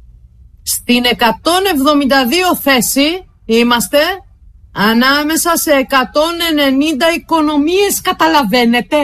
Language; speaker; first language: Greek; native; Greek